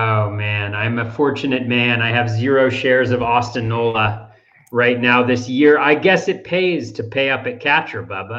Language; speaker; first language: English; native; English